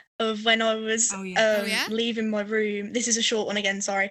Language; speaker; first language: English; native; English